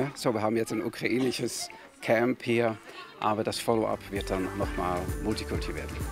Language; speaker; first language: German; non-native, fluent; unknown